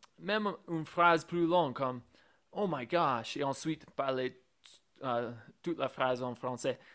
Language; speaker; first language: French; non-native, fluent; English